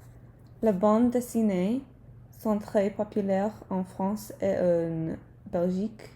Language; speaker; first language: French; non-native, learner; English